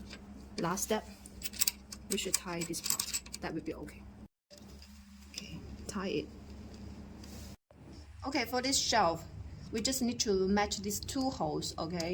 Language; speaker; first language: English; non-native, learner; Chinese